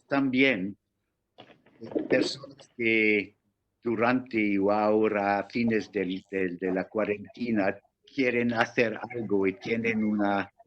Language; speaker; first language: Spanish; non-native, fluent; English